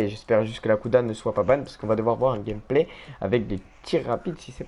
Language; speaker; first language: French; native; French